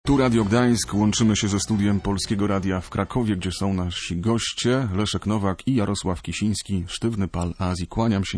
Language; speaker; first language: Polish; native; Polish